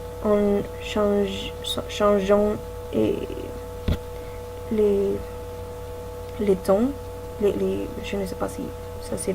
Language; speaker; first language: French; non-native, learner; Spanish